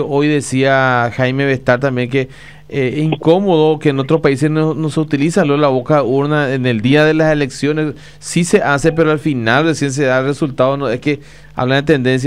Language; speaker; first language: Spanish; native; Spanish